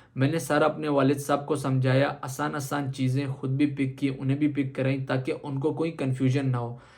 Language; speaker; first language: Urdu; native; Urdu